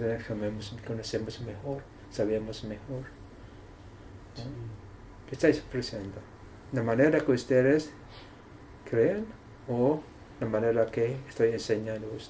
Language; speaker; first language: Spanish; non-native, learner; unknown